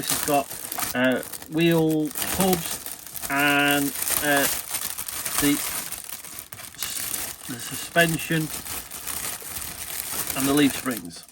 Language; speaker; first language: English; native; English